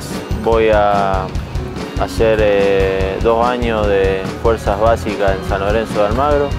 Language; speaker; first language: Spanish; native; Spanish